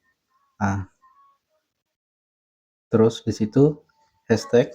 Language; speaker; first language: Indonesian; native; Indonesian